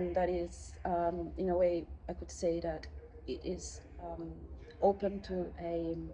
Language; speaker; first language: English; non-native, fluent; Italian